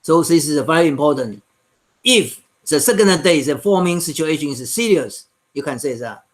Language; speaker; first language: English; non-native, learner; Chinese